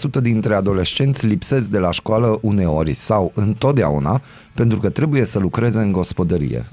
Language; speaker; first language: Romanian; non-native, local second language; Hungarian